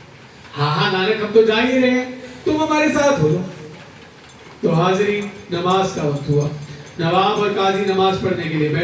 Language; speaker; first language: Hindi; native; Hindi